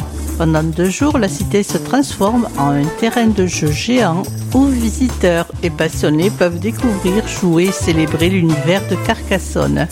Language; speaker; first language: French; native; French